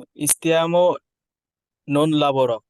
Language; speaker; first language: Italian; non-native, learner; Bangla